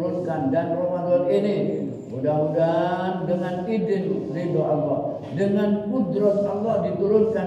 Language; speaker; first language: Indonesian; non-native, local second language; Madurese